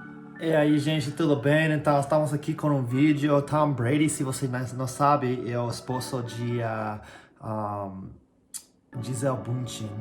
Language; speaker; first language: Portuguese; non-native, fluent; English